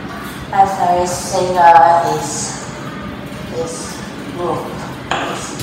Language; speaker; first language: English; non-native, learner; Vietnamese